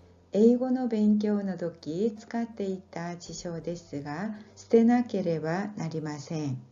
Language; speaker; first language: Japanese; non-native, fluent; Korean